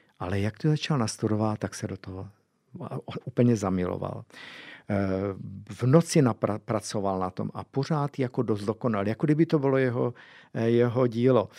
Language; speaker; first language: Czech; native; Czech